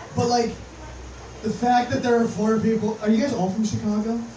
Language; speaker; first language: English; native; English